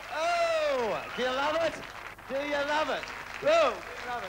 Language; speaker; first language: English; native; English